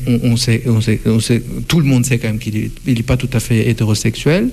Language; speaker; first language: French; non-native, fluent; Russian